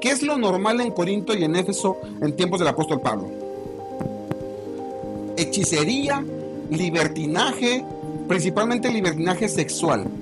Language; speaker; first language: Spanish; native; Spanish